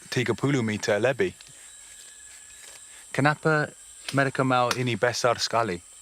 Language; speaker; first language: Indonesian; non-native, learner; English